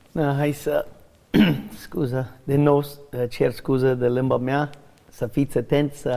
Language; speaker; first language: Romanian; non-native, learner; English